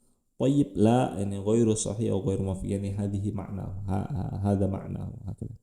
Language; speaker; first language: Arabic; non-native, fluent; Indonesian